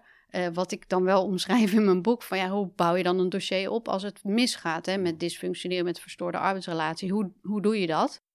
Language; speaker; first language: Dutch; native; Dutch